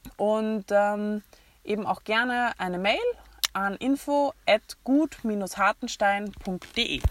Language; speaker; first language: German; native; German